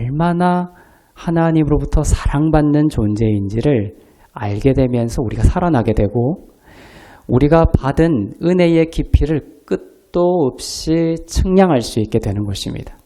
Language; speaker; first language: Korean; native; Korean